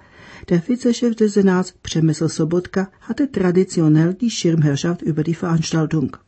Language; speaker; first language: German; native; German